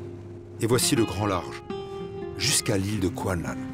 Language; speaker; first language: French; native; French